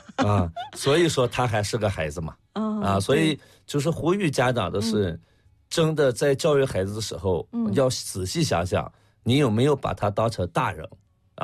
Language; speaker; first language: Chinese; native; Chinese